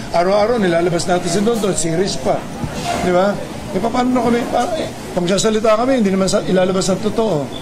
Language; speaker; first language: Filipino; native; Filipino